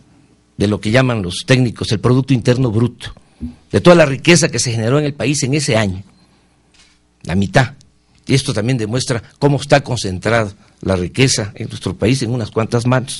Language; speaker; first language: Spanish; native; Spanish